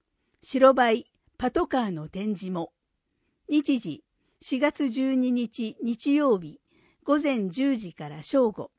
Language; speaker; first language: Japanese; native; Japanese